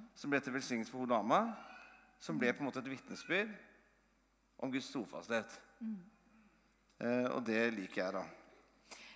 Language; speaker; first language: Norwegian; native; Norwegian